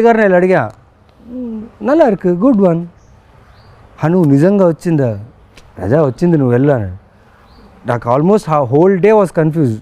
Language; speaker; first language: Telugu; native; Telugu